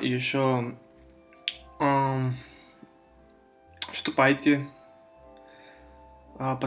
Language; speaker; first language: Russian; non-native, fluent; Spanish